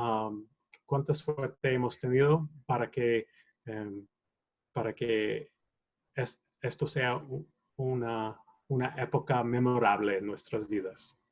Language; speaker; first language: Spanish; non-native, fluent; English